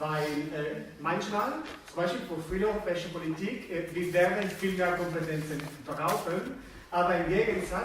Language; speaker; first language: German; non-native, learner; Spanish